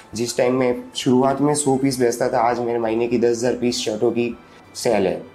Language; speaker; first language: Hindi; native; Hindi